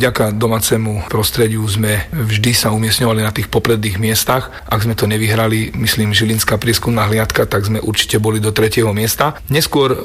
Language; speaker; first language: Slovak; native; Slovak